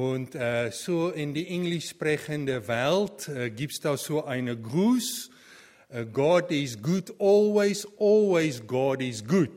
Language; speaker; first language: German; non-native, fluent; Afrikaans